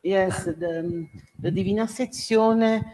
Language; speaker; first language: English; non-native, learner; Italian